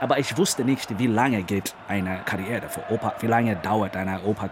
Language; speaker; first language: German; non-native, learner; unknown